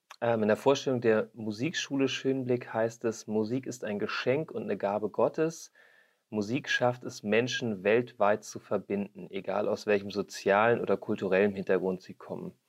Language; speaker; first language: German; native; German